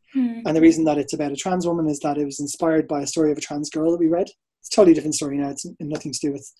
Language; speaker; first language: English; native; English